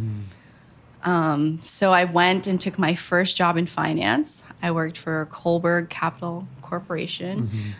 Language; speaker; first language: English; native; English